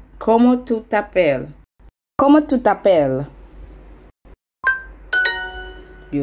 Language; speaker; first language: French; non-native, learner; English